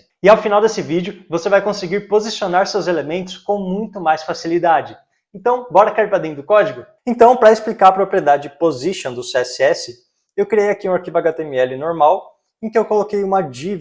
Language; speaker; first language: Portuguese; native; Portuguese